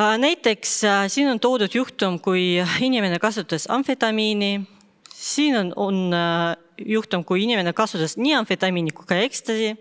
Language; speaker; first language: Estonian; non-native, local second language; Russian